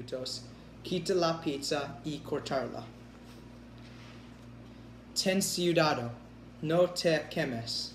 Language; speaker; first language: Spanish; non-native, learner; English